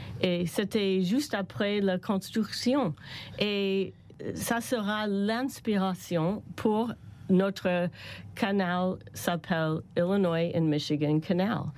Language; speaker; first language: French; non-native, learner; English